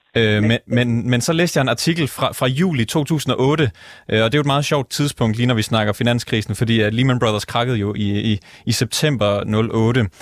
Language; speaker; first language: Danish; native; Danish